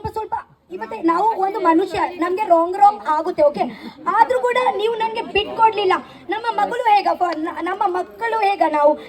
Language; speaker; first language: Kannada; non-native, local second language; Tulu